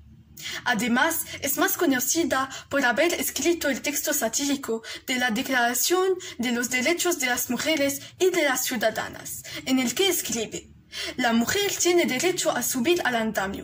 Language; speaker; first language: Spanish; non-native, learner; Arabic